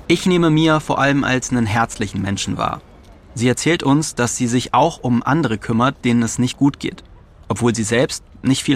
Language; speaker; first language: German; native; German